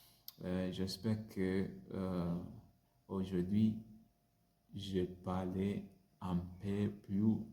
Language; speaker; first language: French; non-native, learner; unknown